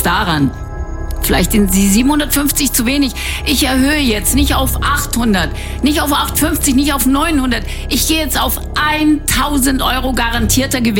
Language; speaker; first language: German; native; German